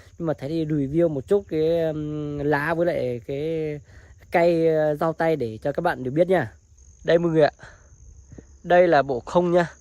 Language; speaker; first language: Vietnamese; non-native, local second language; Hmong